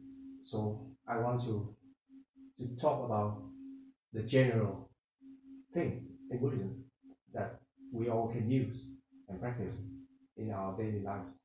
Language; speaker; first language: English; non-native, fluent; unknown